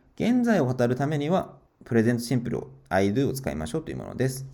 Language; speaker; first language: Japanese; native; Japanese